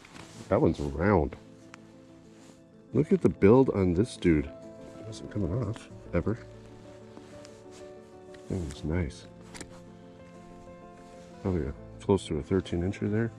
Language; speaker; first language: English; native; English